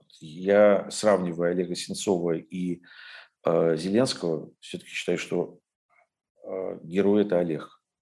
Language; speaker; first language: Russian; native; Russian